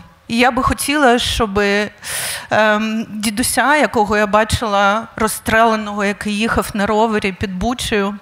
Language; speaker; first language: Ukrainian; native; Ukrainian